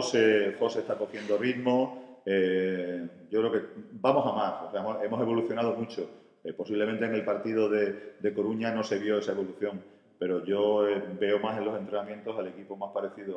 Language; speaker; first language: Spanish; native; Spanish